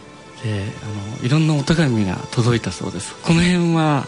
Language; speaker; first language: Japanese; native; Japanese